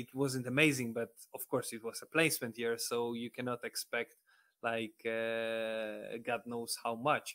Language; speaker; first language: English; non-native, fluent; Polish